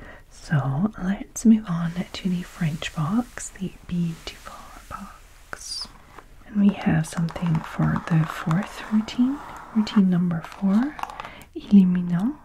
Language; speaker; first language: English; native; English